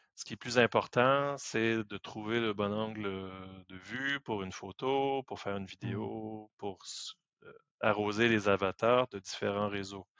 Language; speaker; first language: French; native; French